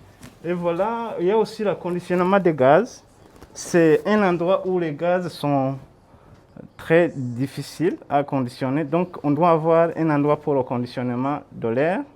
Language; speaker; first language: French; non-native, local second language; Rundi